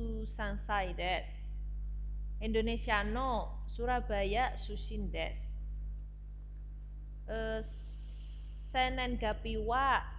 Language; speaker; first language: Japanese; non-native, learner; Indonesian